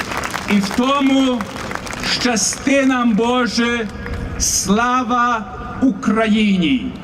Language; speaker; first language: Ukrainian; early bilingual, heritage; Ukrainian